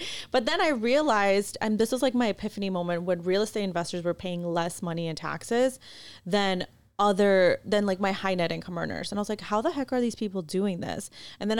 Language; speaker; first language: English; non-native, fluent; Spanish